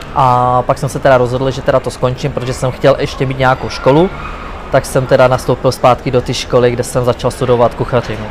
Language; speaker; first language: Czech; native; Czech